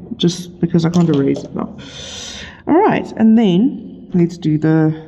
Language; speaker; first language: English; non-native, local second language; Afrikaans